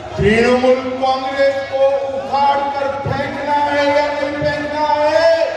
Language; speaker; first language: Hindi; non-native, local second language; Gujarati